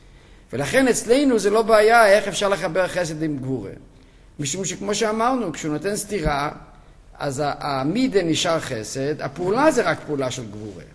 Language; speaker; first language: Hebrew; non-native, fluent; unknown